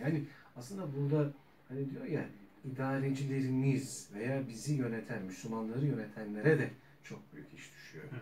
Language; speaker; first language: Turkish; native; Turkish